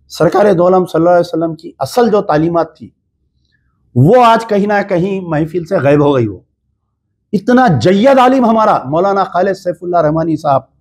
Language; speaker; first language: Urdu; native; Urdu